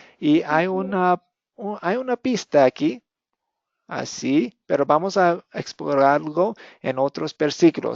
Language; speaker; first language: Spanish; non-native, fluent; English